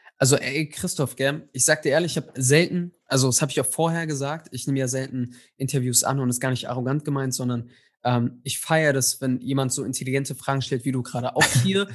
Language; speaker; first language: German; early bilingual, other home language; Tigrinya